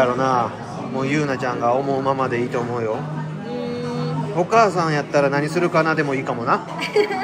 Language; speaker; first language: Japanese; native; Japanese